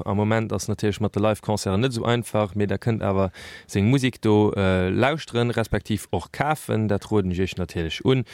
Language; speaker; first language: German; non-native, local second language; Luxembourgish